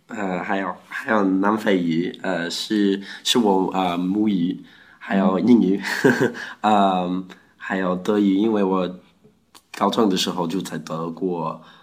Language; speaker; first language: Chinese; non-native, learner; Afrikaans